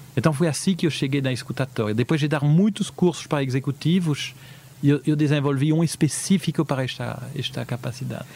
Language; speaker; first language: Portuguese; early bilingual, heritage; Portuguese